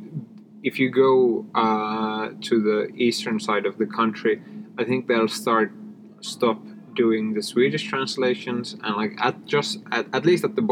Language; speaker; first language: English; non-native, fluent; Finnish